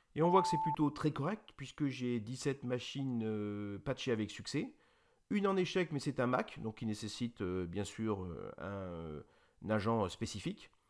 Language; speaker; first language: French; native; French